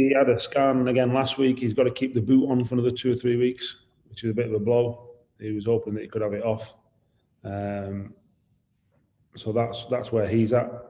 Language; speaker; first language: English; native; English